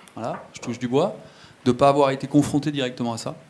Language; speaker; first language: French; native; French